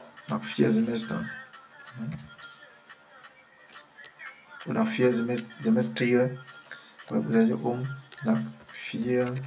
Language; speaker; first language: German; non-native, fluent; French